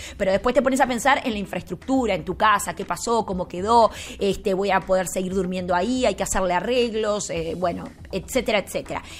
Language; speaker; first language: Spanish; native; Spanish